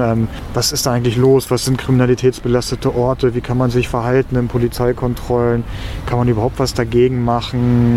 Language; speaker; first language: German; native; German